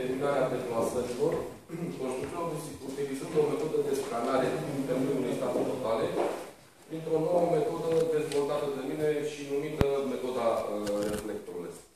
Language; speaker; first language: Romanian; native; Romanian